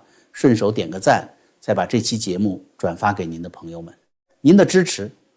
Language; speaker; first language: Chinese; native; Chinese